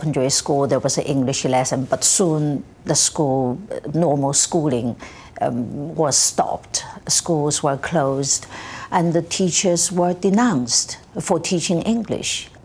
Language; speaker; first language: English; non-native, fluent; Chinese